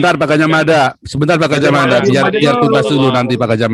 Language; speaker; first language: Indonesian; native; Indonesian